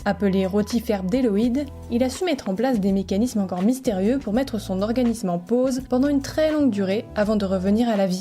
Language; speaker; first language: French; native; French